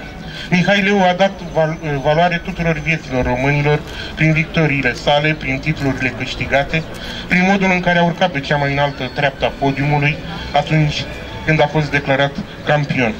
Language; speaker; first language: Romanian; native; Romanian